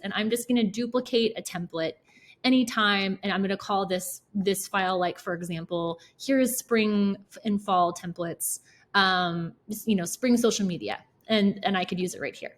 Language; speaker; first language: English; native; English